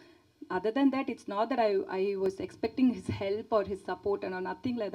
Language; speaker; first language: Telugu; non-native, learner; Tamil